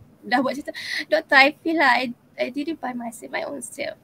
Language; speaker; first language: English; non-native, local second language; Malay